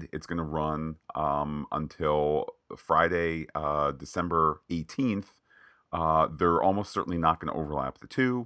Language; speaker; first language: English; native; English